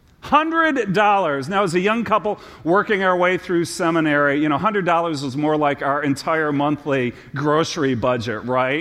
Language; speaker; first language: English; native; English